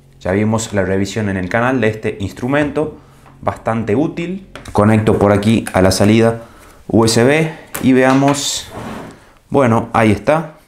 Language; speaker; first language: Spanish; native; Spanish